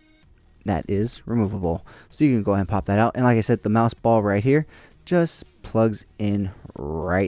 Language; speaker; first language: English; native; English